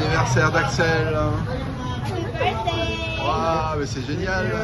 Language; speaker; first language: French; native; French